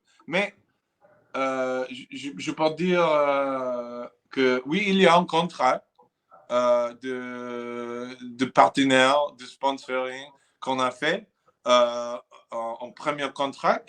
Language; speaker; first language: French; non-native, fluent; English